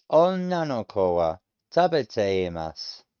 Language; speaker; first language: Japanese; non-native, learner; English